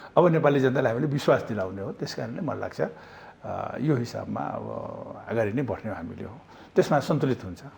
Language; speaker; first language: Nepali; non-native, local second language; Maithili